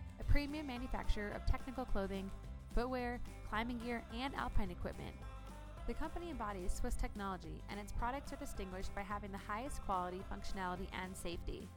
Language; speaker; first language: English; native; English